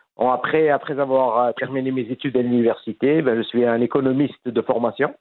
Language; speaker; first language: French; non-native, fluent; Arabic